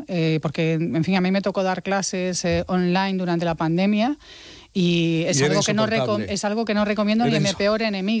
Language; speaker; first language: Spanish; native; Spanish